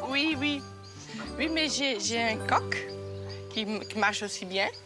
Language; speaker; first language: French; non-native, learner; Portuguese